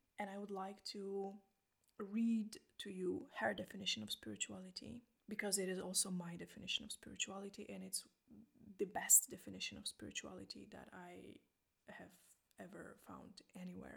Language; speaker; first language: English; non-native, fluent; Polish